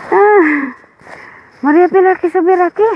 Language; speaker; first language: Spanish; non-native, learner; Filipino